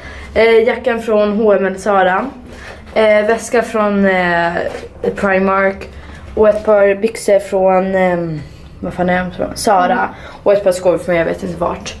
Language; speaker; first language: Swedish; native; Swedish